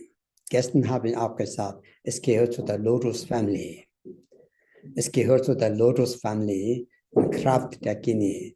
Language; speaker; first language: German; non-native, learner; Tibetan